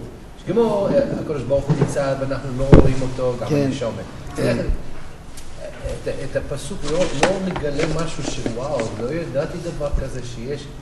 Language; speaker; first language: Hebrew; non-native, fluent; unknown